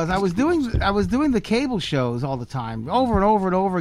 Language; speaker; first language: English; native; English